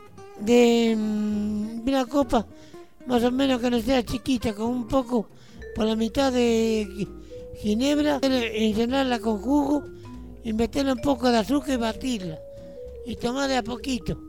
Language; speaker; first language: Spanish; native; Spanish